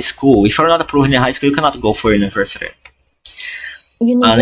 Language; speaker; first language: English; non-native, fluent; Portuguese